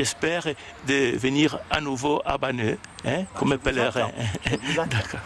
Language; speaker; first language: French; native; French